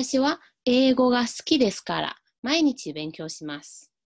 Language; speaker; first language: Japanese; non-native, fluent; Chinese